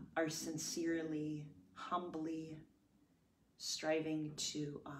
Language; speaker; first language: English; native; English